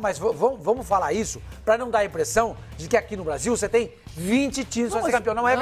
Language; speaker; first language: Portuguese; native; Portuguese